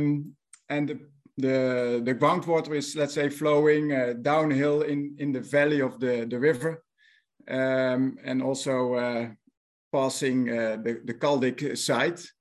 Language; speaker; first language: English; non-native, fluent; Dutch